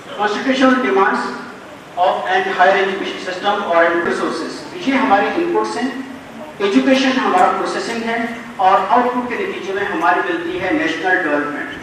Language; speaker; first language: Urdu; non-native, local second language; Sindhi